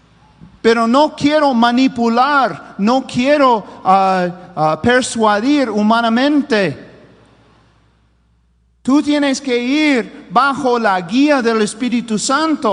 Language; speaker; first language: Spanish; non-native, fluent; English